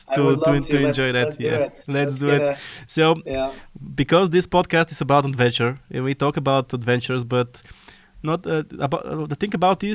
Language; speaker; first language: English; non-native, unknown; Bulgarian